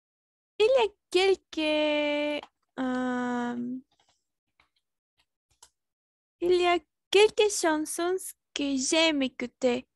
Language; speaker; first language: French; non-native, learner; Spanish